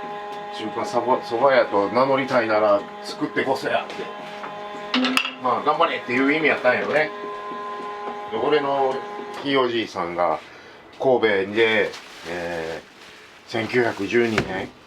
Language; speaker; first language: Japanese; native; Japanese